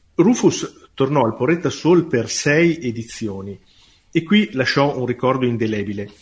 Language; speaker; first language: Italian; native; Italian